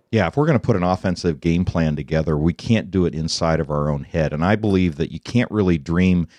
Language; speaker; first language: English; native; English